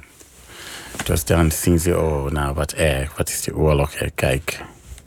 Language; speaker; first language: Dutch; non-native, fluent; English